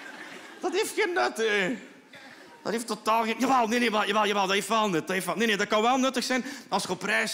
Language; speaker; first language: Dutch; native; Dutch